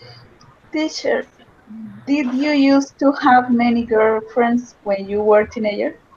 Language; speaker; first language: English; non-native, learner; Spanish